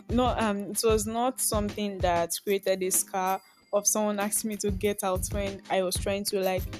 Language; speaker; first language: English; non-native, local second language; Yoruba